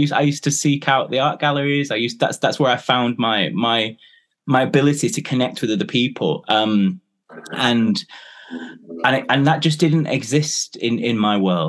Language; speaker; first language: English; native; English